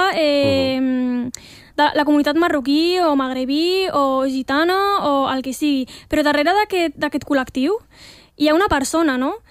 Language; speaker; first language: Catalan; early bilingual, other home language; Arabic